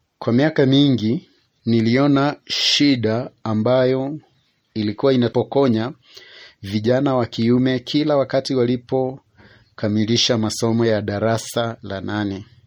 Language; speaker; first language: Swahili; non-native, local second language; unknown